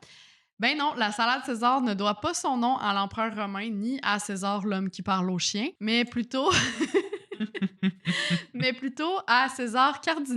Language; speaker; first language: French; native; French